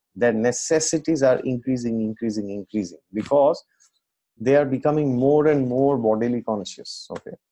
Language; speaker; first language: English; non-native, local second language; Assamese